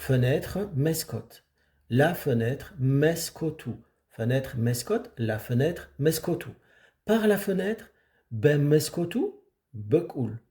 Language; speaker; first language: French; non-native, fluent; Amharic